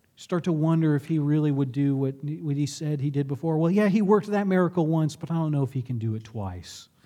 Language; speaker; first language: English; native; English